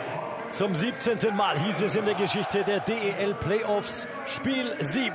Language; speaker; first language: German; native; German